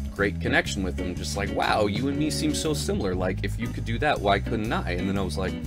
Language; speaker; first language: English; native; English